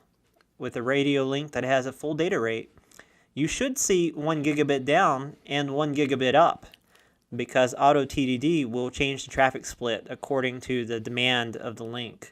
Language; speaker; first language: English; native; English